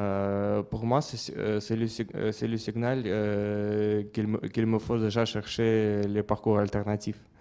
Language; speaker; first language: French; non-native, fluent; Russian